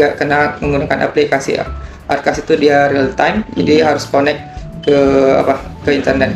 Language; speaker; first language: Indonesian; native; Indonesian